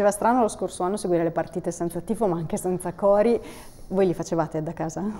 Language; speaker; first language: Italian; native; Italian